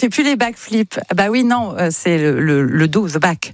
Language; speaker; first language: French; native; French